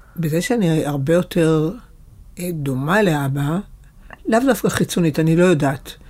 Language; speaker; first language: Hebrew; native; Hebrew